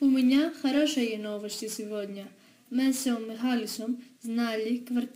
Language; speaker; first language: Russian; non-native, learner; Greek